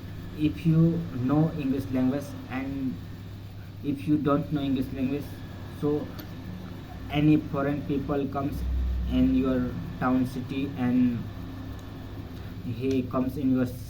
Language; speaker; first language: English; non-native, learner; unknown